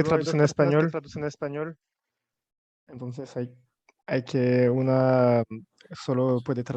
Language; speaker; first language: Spanish; non-native, fluent; French